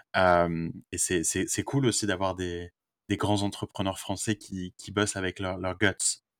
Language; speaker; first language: French; native; French